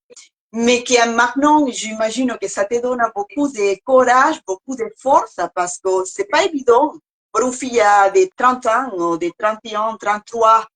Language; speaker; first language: French; non-native, learner; Spanish